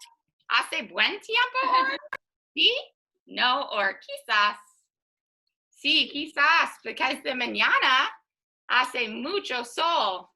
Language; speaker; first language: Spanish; non-native, fluent; English